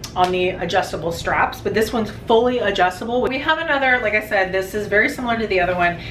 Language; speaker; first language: English; native; English